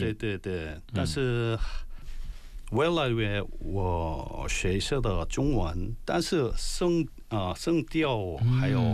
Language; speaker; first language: Chinese; non-native, learner; Korean